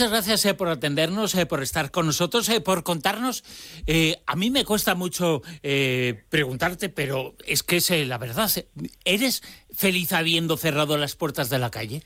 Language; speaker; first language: Spanish; native; Spanish